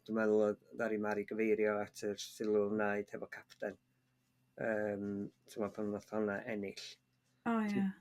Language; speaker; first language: Welsh; native; Welsh